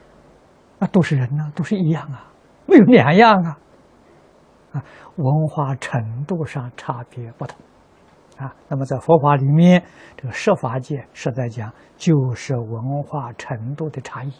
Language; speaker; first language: Chinese; native; Chinese